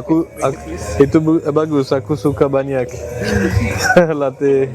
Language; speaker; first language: Indonesian; non-native, learner; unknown